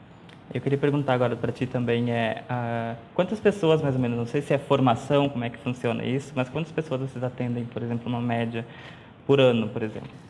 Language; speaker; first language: Portuguese; native; Portuguese